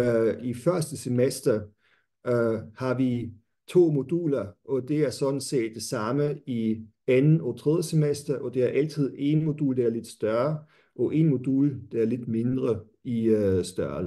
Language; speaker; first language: Danish; non-native, fluent; German